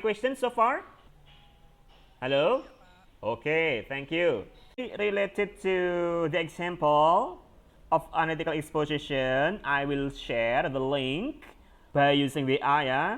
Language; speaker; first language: English; non-native, fluent; Indonesian